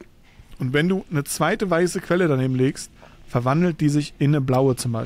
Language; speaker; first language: German; native; German